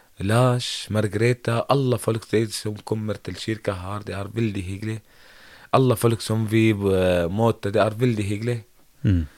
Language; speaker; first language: Norwegian; non-native, learner; Arabic